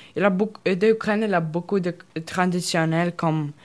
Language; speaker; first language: French; non-native, learner; Russian